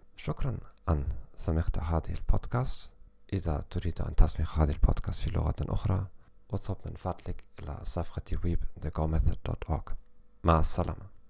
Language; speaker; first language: Arabic; non-native, learner; German